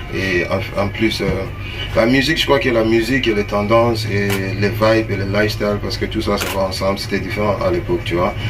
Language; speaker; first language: French; non-native, local second language; English